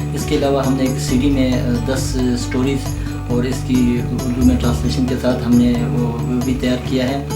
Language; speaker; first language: Urdu; non-native, local second language; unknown